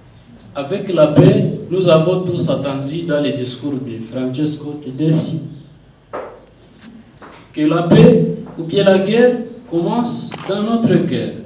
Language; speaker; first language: French; non-native, local second language; Swahili